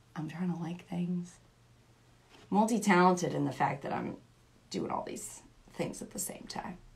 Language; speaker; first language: English; native; English